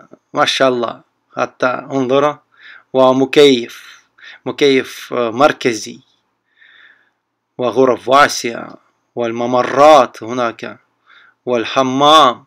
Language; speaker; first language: Arabic; non-native, learner; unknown